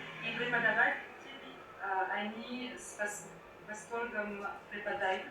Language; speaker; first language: Russian; non-native, learner; French